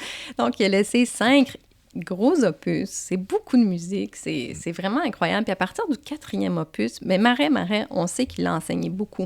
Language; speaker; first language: French; native; French